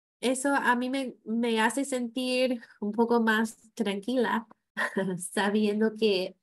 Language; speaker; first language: Spanish; non-native, fluent; English